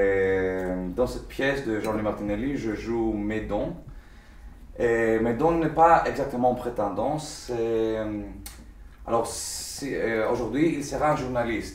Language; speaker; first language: French; non-native, fluent; Greek